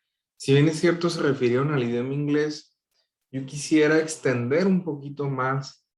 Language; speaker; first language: Spanish; native; Spanish